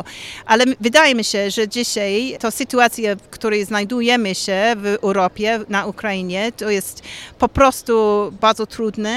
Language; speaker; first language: Polish; non-native, learner; English